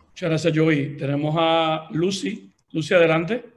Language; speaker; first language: Spanish; native; Spanish